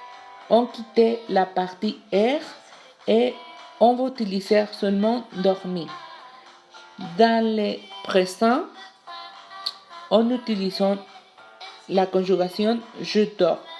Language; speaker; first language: French; non-native, learner; Spanish